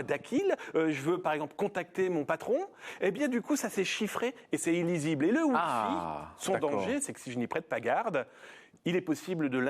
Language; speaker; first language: French; native; French